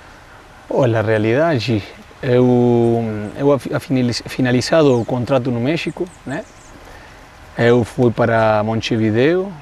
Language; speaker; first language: Portuguese; non-native, fluent; Spanish